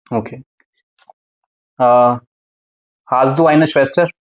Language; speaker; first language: German; non-native, fluent; Hindi